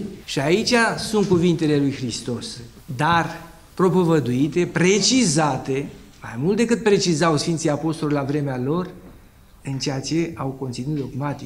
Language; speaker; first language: Romanian; native; Romanian